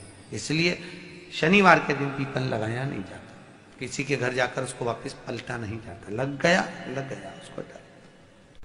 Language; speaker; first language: Hindi; native; Hindi